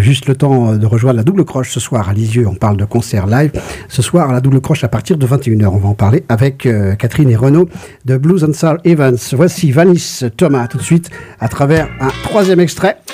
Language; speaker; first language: French; native; French